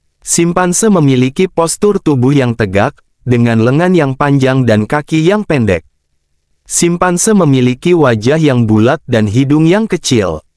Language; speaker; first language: Indonesian; native; Indonesian